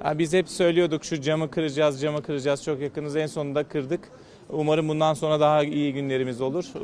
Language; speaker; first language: Turkish; native; Turkish